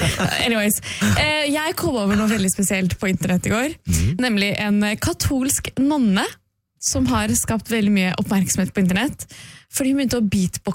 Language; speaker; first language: Norwegian; native; Norwegian